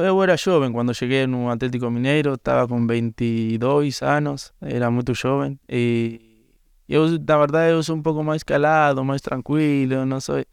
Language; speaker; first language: Portuguese; non-native, learner; Spanish